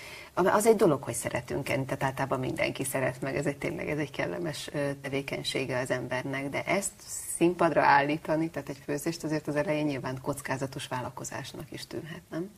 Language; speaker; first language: Hungarian; native; Hungarian